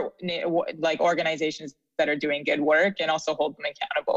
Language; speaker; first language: English; native; English